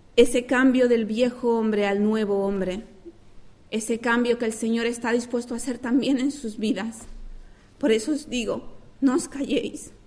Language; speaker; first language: Spanish; native; Spanish